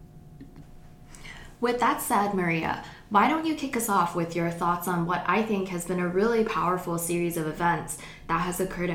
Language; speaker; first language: English; non-native, local second language; Cantonese